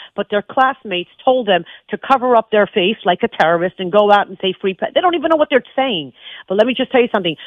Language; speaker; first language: English; native; English